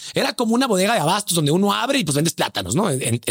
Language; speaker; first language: Spanish; native; Spanish